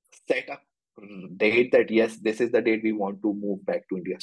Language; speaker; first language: English; non-native, local second language; Hindi